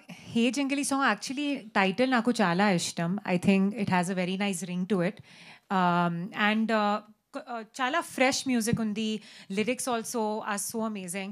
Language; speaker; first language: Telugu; non-native, learner; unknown